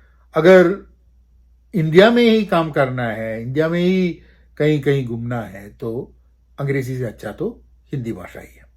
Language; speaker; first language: Hindi; non-native, local second language; Malayalam